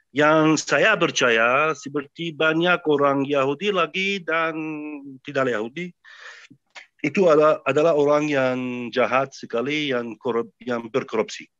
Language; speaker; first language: Indonesian; non-native, fluent; Arabic